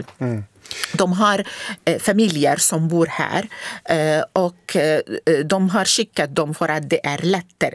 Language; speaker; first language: Swedish; non-native, fluent; Arabic